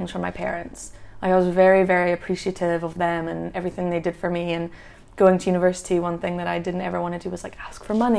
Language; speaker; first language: English; native; English